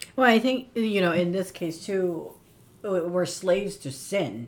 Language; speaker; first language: English; non-native, local second language; Filipino